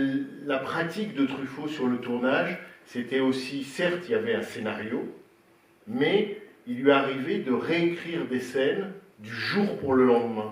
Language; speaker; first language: French; native; French